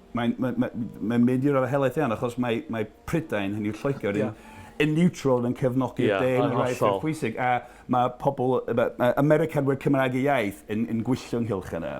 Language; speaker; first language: Welsh; non-native, fluent; English